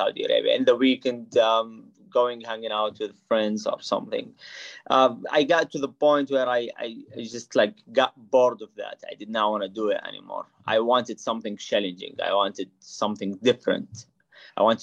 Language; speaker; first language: English; non-native, fluent; Arabic